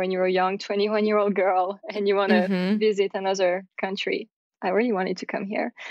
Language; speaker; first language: English; non-native, fluent; French